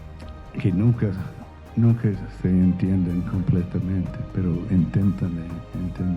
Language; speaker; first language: Spanish; non-native, fluent; English